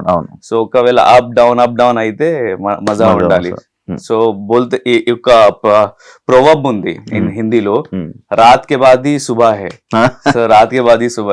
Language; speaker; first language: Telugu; non-native, learner; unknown